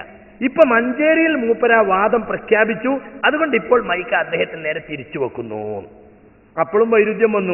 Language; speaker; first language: Malayalam; native; Malayalam